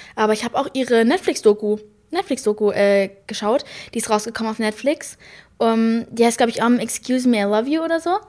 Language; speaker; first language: German; native; German